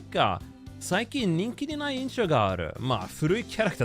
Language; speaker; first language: Japanese; non-native, learner; English